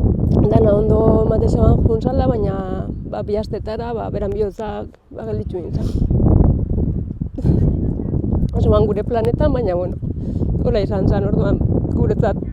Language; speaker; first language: Basque; native; Basque